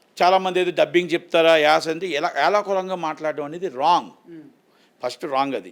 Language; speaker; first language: Telugu; native; Telugu